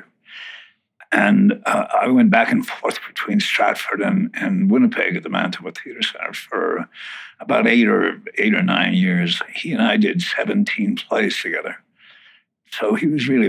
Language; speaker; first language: English; native; English